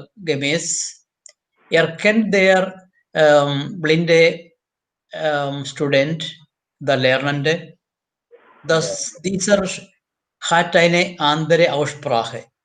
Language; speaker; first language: German; non-native, fluent; Malayalam